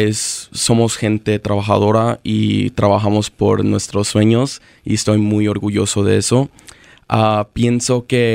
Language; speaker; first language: Spanish; early bilingual, other home language; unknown